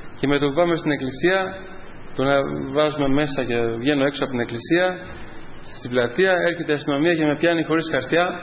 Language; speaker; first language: Greek; non-native, fluent; Albanian